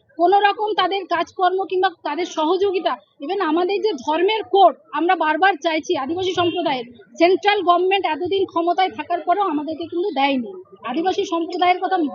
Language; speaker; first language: Bangla; non-native, local second language; Santali